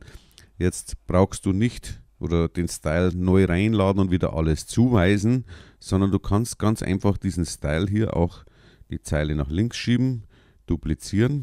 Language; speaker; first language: German; native; German